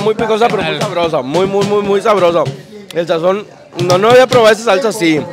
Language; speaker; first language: Spanish; native; Spanish